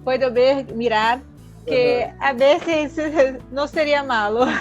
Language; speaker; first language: Spanish; non-native, learner; Portuguese